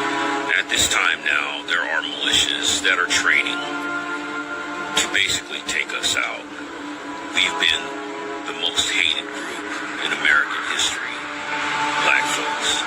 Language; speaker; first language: English; native; English